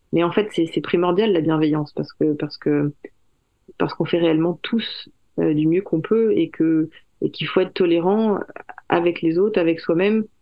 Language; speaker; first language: French; native; French